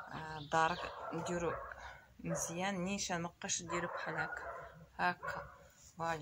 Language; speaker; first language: Arabic; native; Arabic